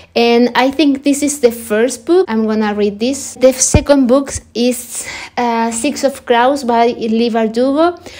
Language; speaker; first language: English; non-native, learner; Spanish